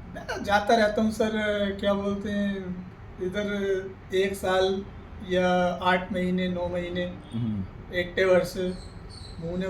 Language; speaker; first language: Hindi; native; Hindi